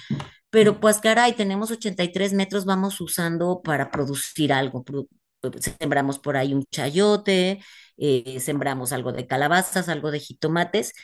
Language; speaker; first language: Spanish; native; Spanish